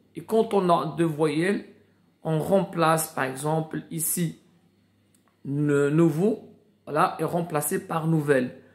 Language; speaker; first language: French; non-native, local second language; Arabic